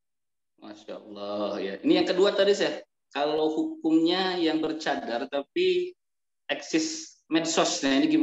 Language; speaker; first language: Indonesian; native; Indonesian